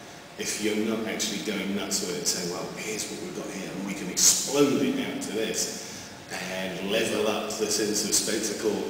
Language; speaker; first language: English; native; English